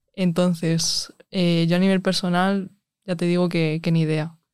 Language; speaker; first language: Spanish; native; Spanish